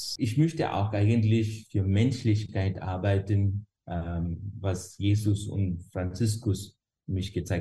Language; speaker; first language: German; non-native, fluent; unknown